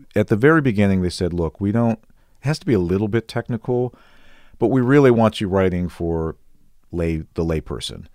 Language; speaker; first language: English; native; English